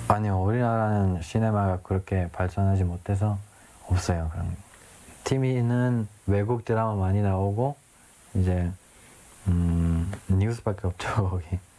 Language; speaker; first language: Korean; non-native, fluent; Persian